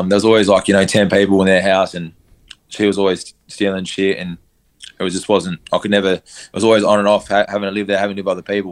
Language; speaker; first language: English; native; English